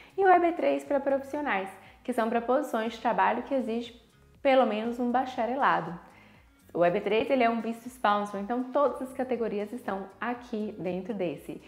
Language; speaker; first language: Portuguese; native; Portuguese